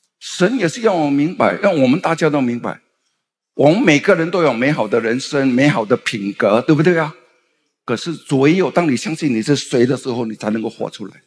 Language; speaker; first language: Chinese; native; Chinese